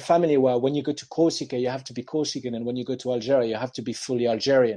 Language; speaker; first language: English; non-native, fluent; French